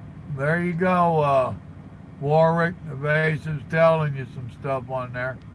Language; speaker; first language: English; native; English